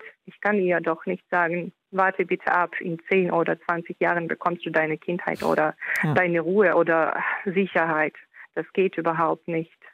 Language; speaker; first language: German; non-native, fluent; Ukrainian